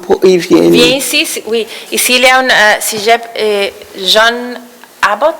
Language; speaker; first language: French; non-native, fluent; Spanish